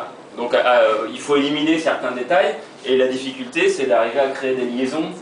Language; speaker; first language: French; native; French